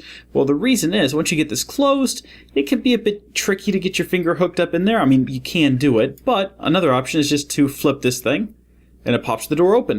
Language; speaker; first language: English; native; English